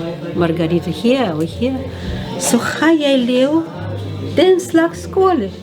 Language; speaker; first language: Danish; non-native, learner; Russian